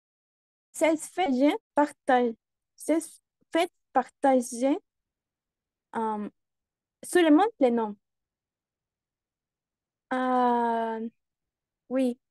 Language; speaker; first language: French; non-native, learner; Spanish